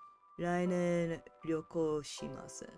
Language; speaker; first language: Japanese; non-native, learner; English